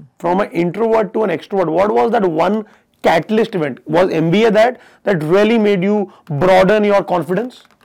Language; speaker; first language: English; non-native, local second language; Hindi